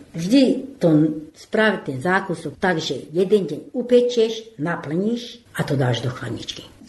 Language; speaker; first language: Slovak; non-native, local second language; Hungarian